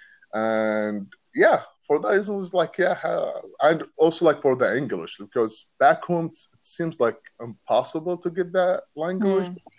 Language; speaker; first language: English; non-native, learner; Arabic